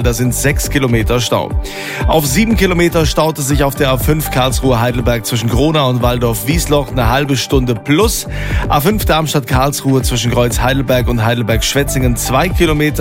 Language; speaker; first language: German; native; German